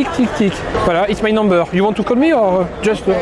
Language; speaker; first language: English; non-native, learner; French